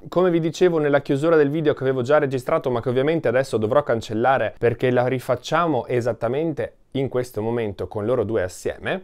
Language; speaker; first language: Italian; native; Italian